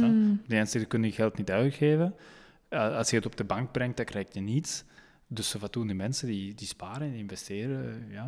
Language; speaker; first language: Dutch; non-native, local second language; French